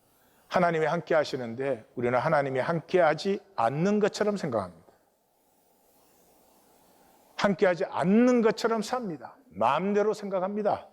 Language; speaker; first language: Korean; native; Korean